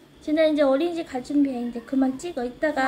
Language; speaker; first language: Korean; native; Korean